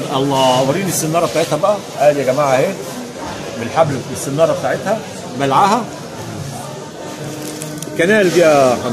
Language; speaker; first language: Arabic; native; Arabic